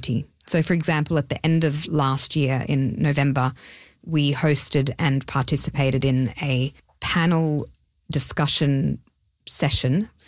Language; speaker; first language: English; non-native, local second language; Hebrew